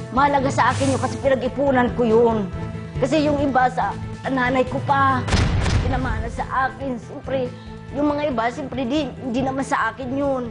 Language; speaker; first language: Filipino; native; Filipino